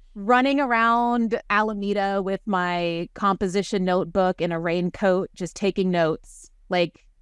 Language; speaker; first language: English; native; English